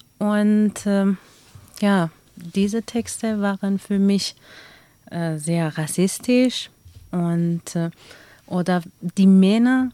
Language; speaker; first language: German; non-native, learner; Persian